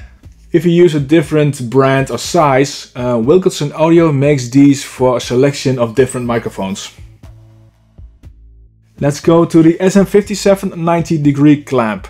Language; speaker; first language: English; non-native, fluent; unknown